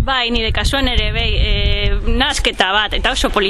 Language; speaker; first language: Basque; non-native, learner; Spanish